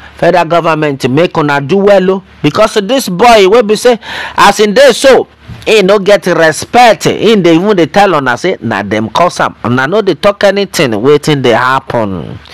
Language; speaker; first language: Nigerian Pidgin; non-native, local second language; Yoruba